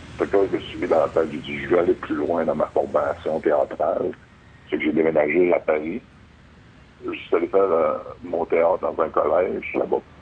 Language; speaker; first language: French; native; French